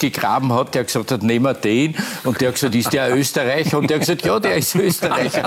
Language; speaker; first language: German; native; German